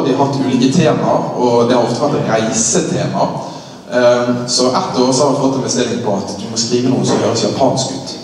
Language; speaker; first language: Norwegian; native; Norwegian